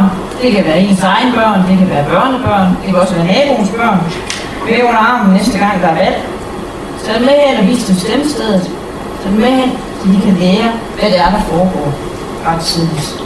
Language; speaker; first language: Danish; native; Danish